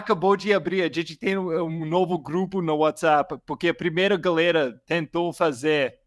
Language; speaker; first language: Portuguese; non-native, learner; English